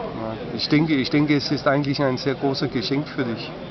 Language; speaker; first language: German; non-native, fluent; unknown